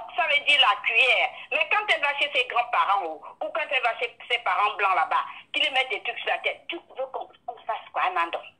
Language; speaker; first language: French; non-native, local second language; Fang